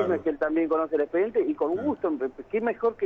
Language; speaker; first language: Spanish; native; Spanish